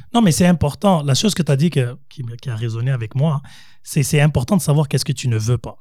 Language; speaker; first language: French; native; French